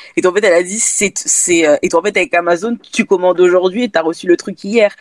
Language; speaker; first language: French; native; French